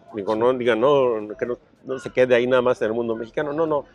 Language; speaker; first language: Spanish; native; Spanish